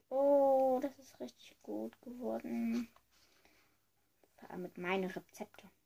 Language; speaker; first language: German; early bilingual, other home language; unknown